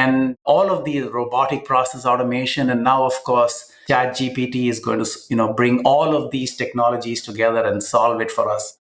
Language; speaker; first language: English; non-native, local second language; Malayalam